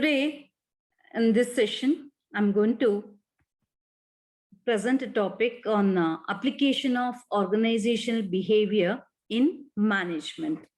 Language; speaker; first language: English; non-native, local second language; Kannada